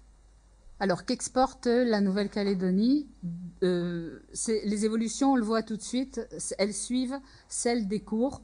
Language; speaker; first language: French; native; French